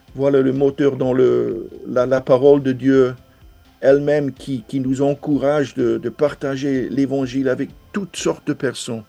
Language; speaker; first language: French; non-native, fluent; English